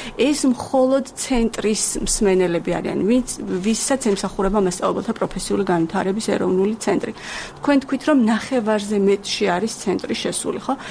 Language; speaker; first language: Georgian; native; Georgian